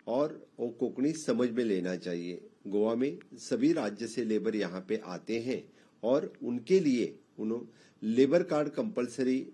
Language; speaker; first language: Hindi; non-native, local second language; Konkani